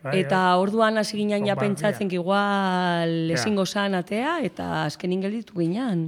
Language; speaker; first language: Basque; native; Basque